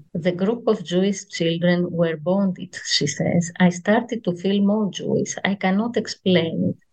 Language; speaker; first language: English; non-native, fluent; Greek